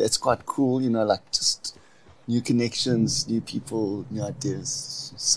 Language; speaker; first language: English; native; English